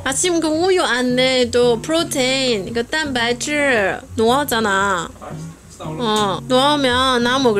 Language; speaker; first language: Korean; non-native, learner; Chinese